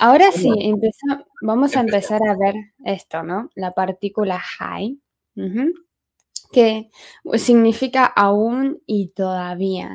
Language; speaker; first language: Spanish; non-native, fluent; Chinese